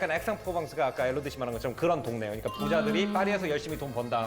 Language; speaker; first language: Korean; native; Korean